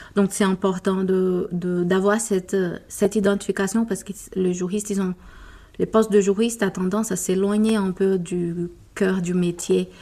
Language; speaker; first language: French; non-native, fluent; Portuguese